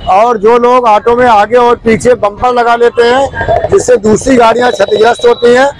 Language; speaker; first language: Hindi; native; Hindi